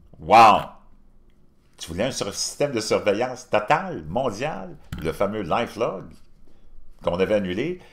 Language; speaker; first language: French; native; French